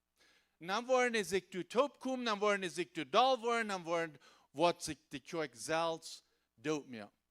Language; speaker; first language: German; non-native, learner; Low German